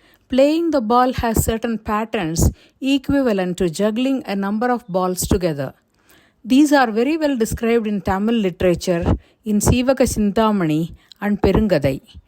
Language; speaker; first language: English; non-native, local second language; Tamil